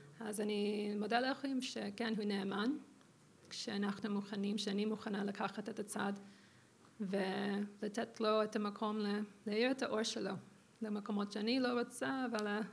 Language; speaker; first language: Hebrew; non-native, fluent; English